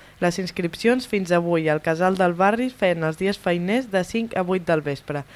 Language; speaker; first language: Catalan; native; Catalan